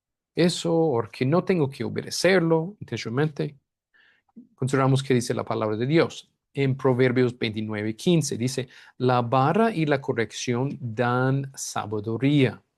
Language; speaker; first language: Spanish; non-native, fluent; English